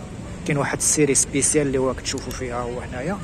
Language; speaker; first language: Arabic; native; Arabic